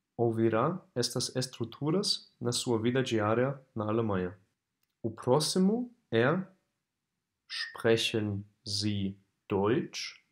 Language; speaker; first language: Portuguese; non-native, fluent; German